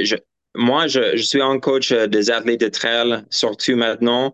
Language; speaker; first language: French; non-native, fluent; English